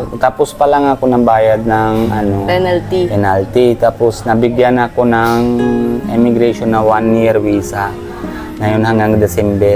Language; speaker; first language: Filipino; non-native, learner; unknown